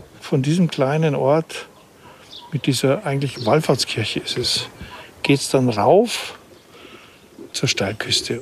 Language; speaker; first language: German; native; German